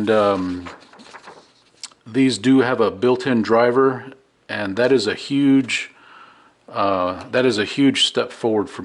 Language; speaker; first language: English; native; English